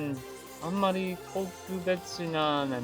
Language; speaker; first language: Japanese; non-native, learner; English